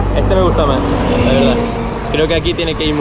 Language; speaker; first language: Spanish; native; Spanish